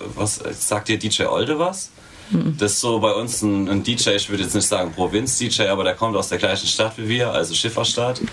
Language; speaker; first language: German; native; German